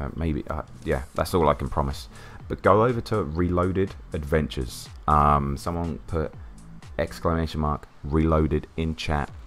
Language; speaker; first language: English; native; English